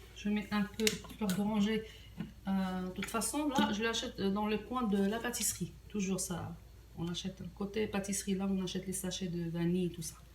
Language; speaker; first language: French; non-native, local second language; Arabic